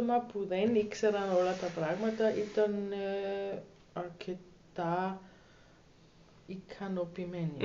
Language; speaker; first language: Greek; non-native, learner; German